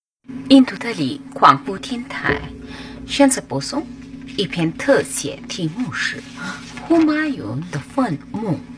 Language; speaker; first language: Chinese; non-native, fluent; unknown